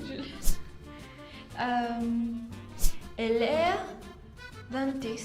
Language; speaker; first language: French; non-native, learner; Spanish